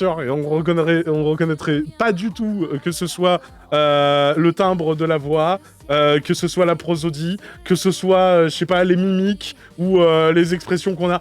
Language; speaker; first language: French; native; French